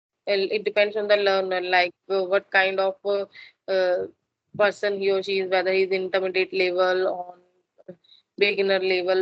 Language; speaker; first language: English; non-native, learner; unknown